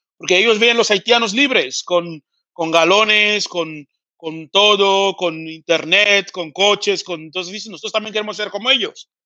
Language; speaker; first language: Spanish; early bilingual, other home language; Fang